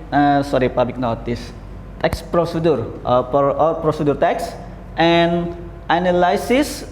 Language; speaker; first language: English; non-native, learner; Indonesian